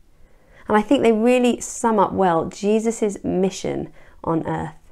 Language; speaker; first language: English; native; English